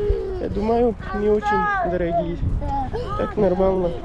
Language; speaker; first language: Russian; non-native, learner; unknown